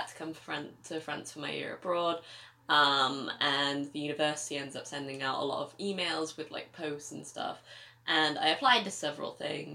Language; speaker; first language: English; native; English